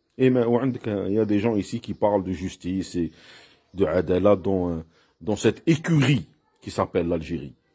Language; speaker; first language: French; non-native, local second language; Arabic